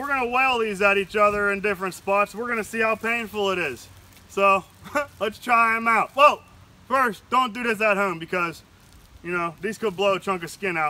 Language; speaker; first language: English; native; English